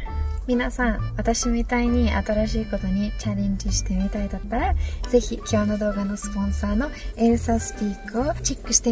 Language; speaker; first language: Japanese; non-native, fluent; English